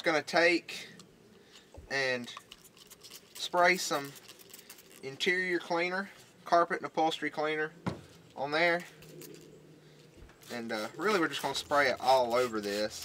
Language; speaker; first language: English; native; English